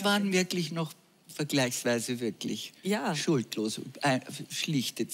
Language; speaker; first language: German; native; German